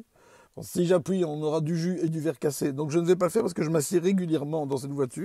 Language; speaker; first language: French; native; French